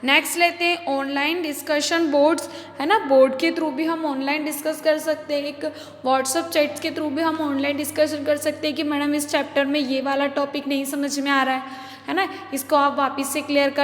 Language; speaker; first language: Hindi; native; Hindi